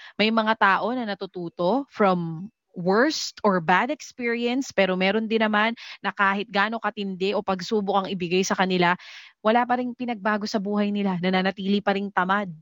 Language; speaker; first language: Filipino; native; Filipino